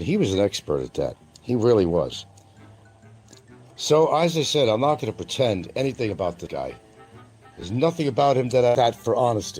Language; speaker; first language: English; native; English